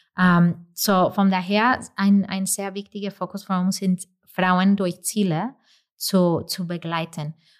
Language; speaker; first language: German; non-native, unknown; Spanish